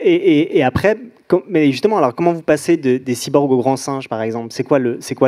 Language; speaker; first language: French; native; French